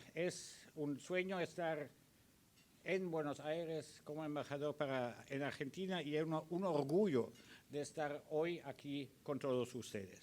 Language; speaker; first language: Spanish; early bilingual, other home language; German